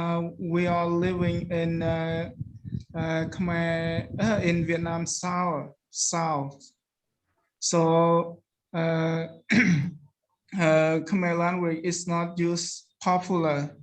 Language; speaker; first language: English; non-native, learner; Khmer